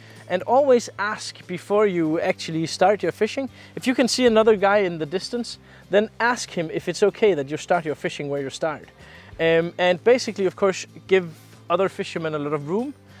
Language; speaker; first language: English; non-native, fluent; Danish